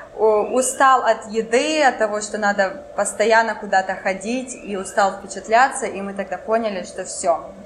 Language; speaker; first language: Russian; non-native, local second language; French